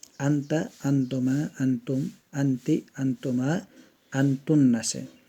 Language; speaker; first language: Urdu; non-native, local second language; Kashmiri